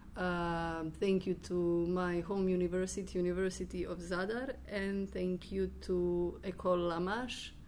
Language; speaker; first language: English; non-native, fluent; Croatian